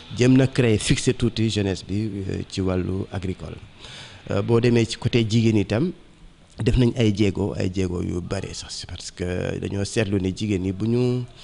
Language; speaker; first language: Wolof; non-native, local second language; Mandingo